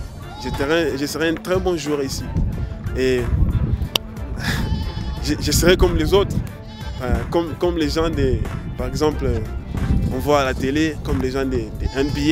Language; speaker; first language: French; non-native, learner; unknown